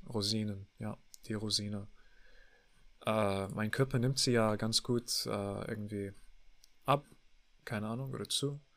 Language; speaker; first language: German; non-native, learner; English